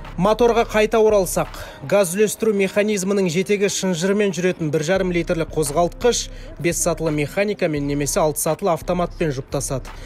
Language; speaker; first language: Kazakh; native; Kazakh